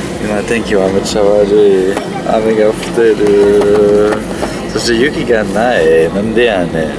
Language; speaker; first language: Japanese; non-native, learner; German